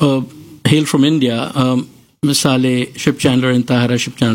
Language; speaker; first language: English; non-native, local second language; Gujarati